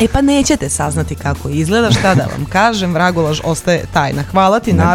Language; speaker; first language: Serbian; native; Serbian